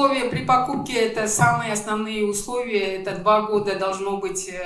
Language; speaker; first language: Russian; non-native, local second language; Kyrgyz